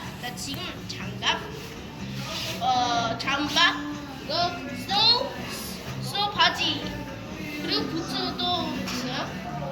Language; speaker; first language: Korean; early bilingual, heritage; Korean